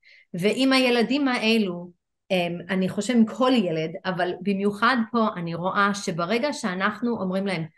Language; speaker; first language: Hebrew; non-native, fluent; English